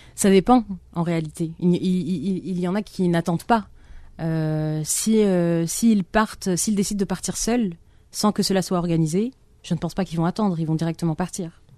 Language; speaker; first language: French; non-native, local second language; Arabic